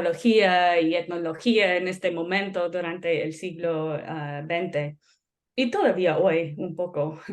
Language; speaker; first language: Spanish; non-native, fluent; English